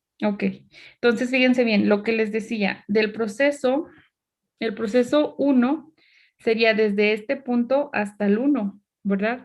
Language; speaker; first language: Spanish; native; Spanish